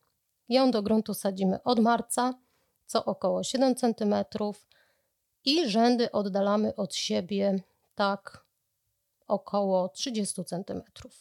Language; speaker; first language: Polish; native; Polish